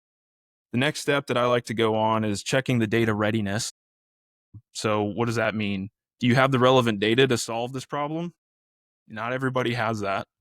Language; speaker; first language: English; native; English